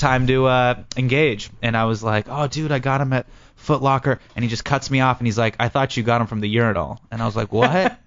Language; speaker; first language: English; native; English